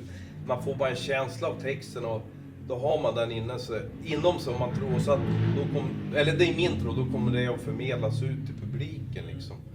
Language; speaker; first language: Swedish; native; Swedish